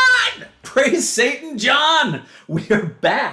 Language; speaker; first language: English; native; English